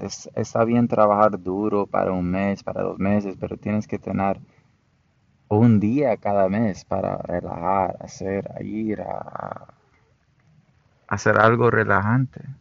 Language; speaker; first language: Spanish; non-native, fluent; English